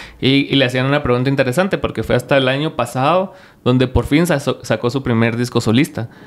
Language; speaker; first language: Spanish; native; Spanish